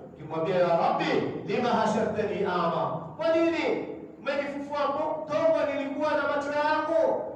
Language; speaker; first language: Swahili; native; Swahili